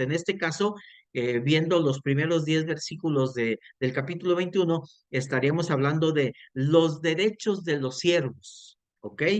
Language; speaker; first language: Spanish; native; Spanish